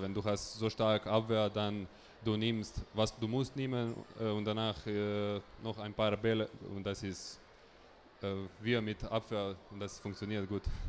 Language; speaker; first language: German; non-native, learner; Slovenian